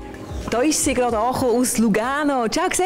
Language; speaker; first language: German; native; German